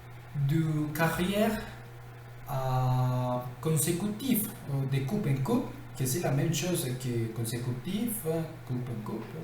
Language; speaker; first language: French; non-native, learner; Spanish